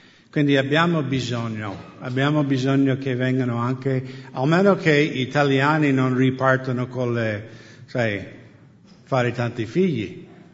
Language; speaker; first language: Italian; non-native, fluent; English